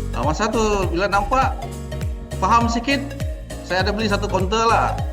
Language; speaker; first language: Malay; native; Malay